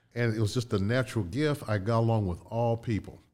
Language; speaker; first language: English; native; English